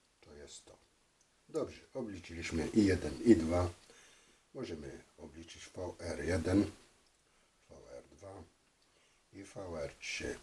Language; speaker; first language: Polish; non-native, fluent; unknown